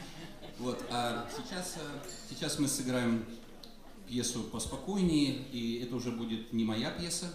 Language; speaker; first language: Russian; native; Russian